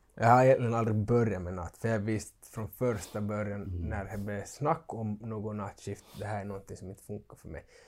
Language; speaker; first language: Swedish; native; Swedish